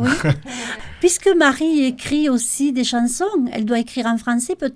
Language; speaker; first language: French; native; French